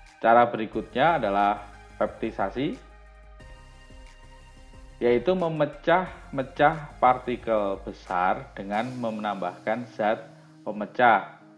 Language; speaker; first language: Indonesian; native; Indonesian